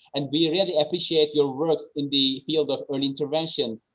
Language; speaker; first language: English; non-native, fluent; Turkish